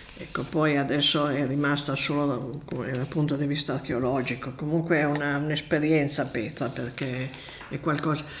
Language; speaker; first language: Italian; native; Italian